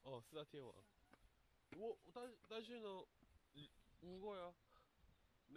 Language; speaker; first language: Chinese; non-native, learner; Japanese